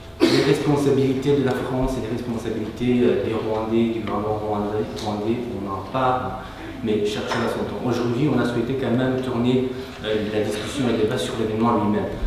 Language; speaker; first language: French; non-native, local second language; Kinyarwanda